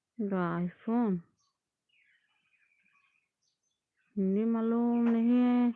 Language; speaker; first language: Hindi; non-native, local second language; Kok Borok